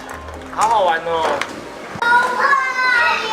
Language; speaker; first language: Chinese; native; Chinese